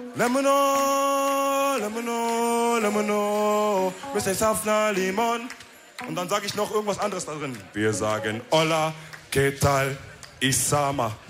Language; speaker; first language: German; early bilingual, other home language; Wolof